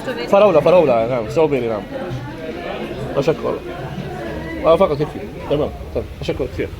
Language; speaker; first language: Arabic; non-native, learner; French